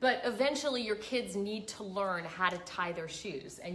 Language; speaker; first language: English; native; English